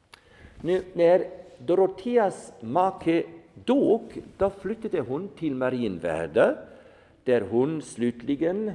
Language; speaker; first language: Swedish; non-native, fluent; German